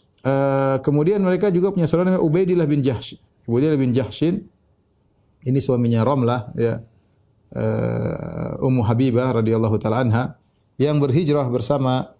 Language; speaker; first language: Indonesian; native; Indonesian